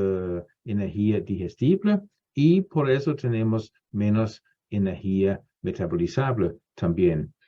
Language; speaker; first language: Spanish; non-native, fluent; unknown